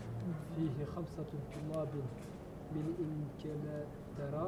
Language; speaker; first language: Arabic; non-native, learner; French